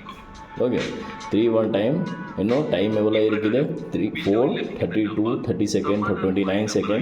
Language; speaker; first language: Tamil; non-native, learner; Kannada